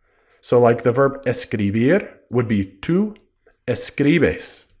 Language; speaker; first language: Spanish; non-native, fluent; English